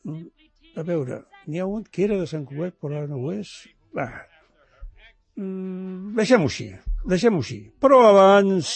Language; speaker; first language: Catalan; native; Catalan